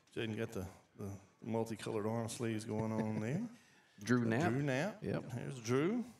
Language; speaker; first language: English; native; English